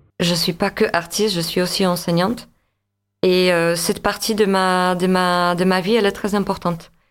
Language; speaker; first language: French; non-native, fluent; Polish